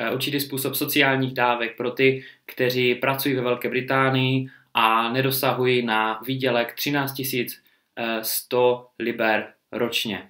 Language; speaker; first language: Czech; native; Czech